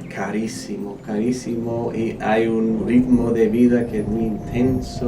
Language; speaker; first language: Spanish; non-native, fluent; English